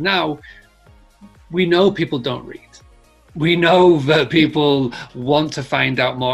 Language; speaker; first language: English; native; English